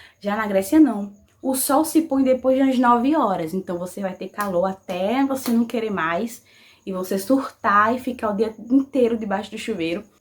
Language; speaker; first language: Portuguese; native; Portuguese